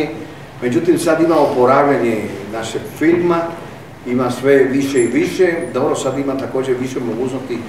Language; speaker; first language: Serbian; non-native, fluent; Spanish